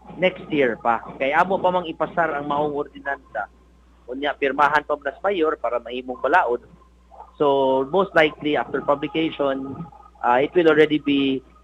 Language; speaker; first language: Cebuano; native; Cebuano